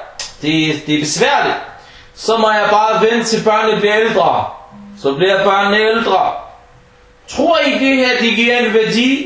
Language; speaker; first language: Danish; early bilingual, other home language; Arabic